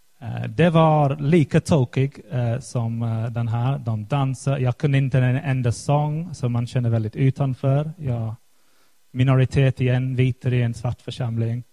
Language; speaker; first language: Swedish; non-native, fluent; English